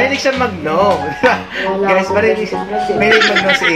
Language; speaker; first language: Filipino; native; Filipino